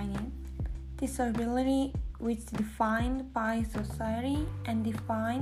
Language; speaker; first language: English; non-native, learner; Korean